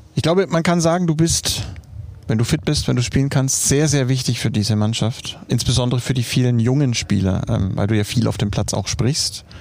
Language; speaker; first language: German; native; German